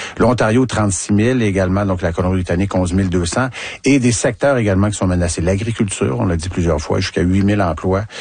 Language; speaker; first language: French; native; French